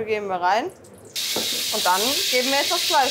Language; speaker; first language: German; native; German